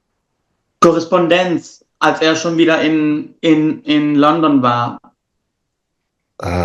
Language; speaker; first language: German; non-native, fluent; Italian